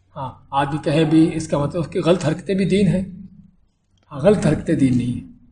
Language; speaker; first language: Urdu; native; Urdu